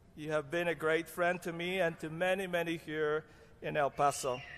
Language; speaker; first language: English; non-native, local second language; Cebuano